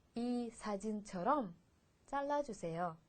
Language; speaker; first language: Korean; non-native, fluent; Russian